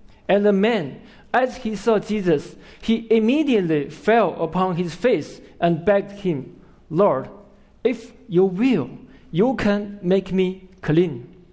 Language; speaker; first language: English; non-native, fluent; Chinese